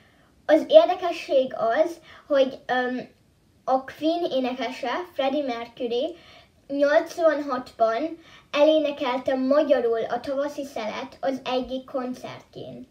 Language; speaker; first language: Hungarian; early bilingual, heritage; Hungarian